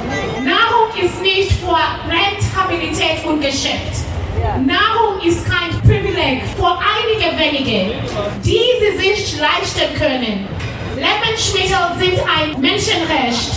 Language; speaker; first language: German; non-native, learner; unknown